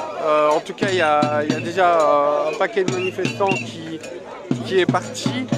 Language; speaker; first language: French; native; French